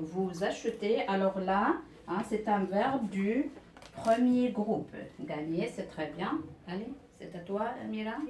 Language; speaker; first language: French; non-native, local second language; Arabic